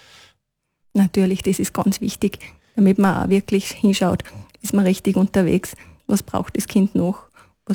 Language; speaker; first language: German; native; German